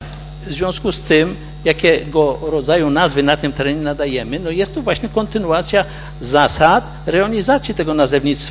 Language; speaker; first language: Polish; native; Polish